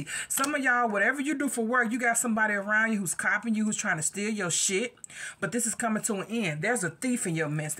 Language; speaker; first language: English; native; English